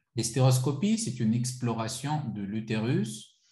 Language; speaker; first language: French; non-native, local second language; Arabic